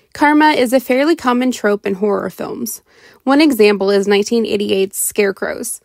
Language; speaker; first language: English; native; English